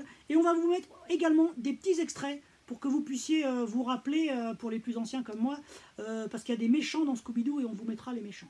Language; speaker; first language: French; native; French